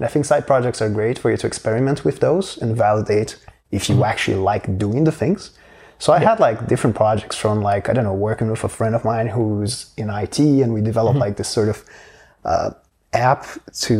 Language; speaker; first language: English; non-native, fluent; Portuguese